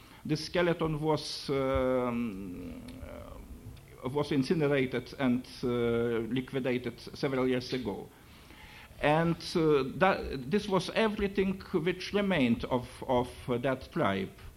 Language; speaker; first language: English; non-native, fluent; Lithuanian